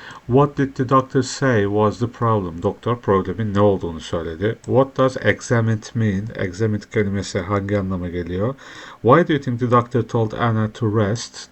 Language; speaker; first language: English; non-native, fluent; Turkish